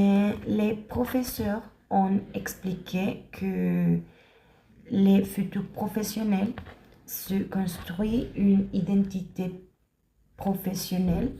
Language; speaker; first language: French; non-native, learner; Spanish